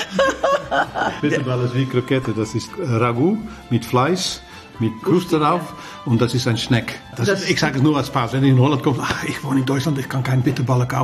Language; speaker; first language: German; non-native, learner; Dutch